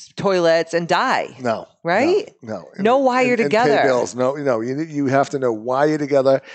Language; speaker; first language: English; native; English